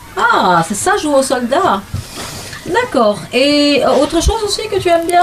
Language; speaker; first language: French; native; French